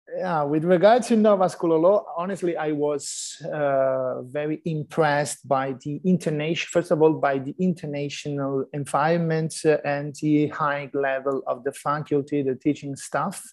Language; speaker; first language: English; non-native, fluent; Italian